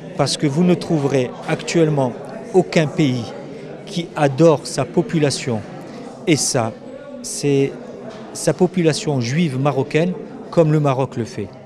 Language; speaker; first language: French; native; French